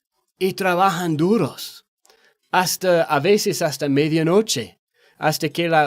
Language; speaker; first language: Spanish; non-native, fluent; English